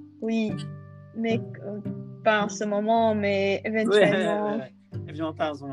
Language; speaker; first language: French; non-native, fluent; English